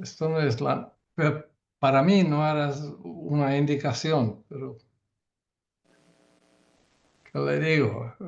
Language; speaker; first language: Spanish; non-native, learner; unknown